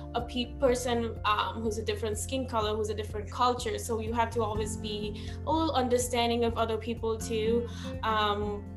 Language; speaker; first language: English; non-native, local second language; Sinhala